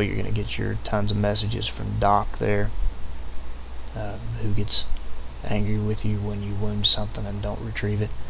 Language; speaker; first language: English; native; English